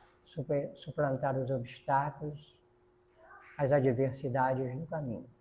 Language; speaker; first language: Portuguese; native; Portuguese